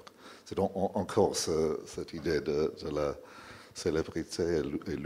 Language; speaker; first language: French; non-native, fluent; English